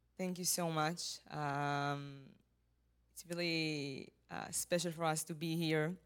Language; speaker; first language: English; non-native, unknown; Hebrew